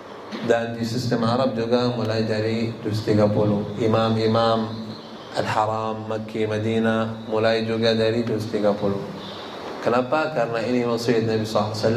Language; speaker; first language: Indonesian; non-native, learner; Arabic